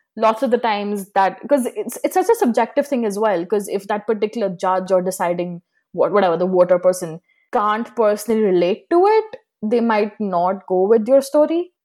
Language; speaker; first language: English; non-native, local second language; Hindi